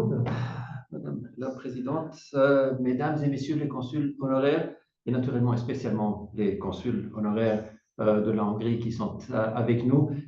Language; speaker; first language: French; non-native, fluent; German